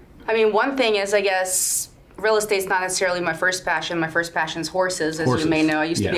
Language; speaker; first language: English; non-native, fluent; Swedish